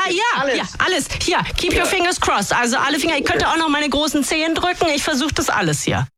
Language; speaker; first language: German; native; German